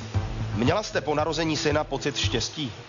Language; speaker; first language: Czech; native; Czech